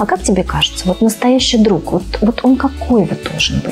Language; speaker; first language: Russian; native; Russian